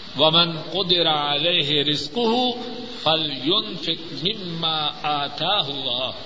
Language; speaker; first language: Urdu; non-native, local second language; Punjabi